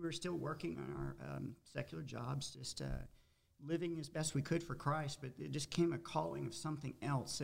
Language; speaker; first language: English; native; English